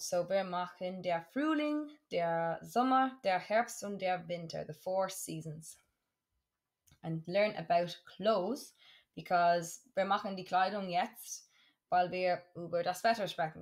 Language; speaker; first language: German; non-native, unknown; English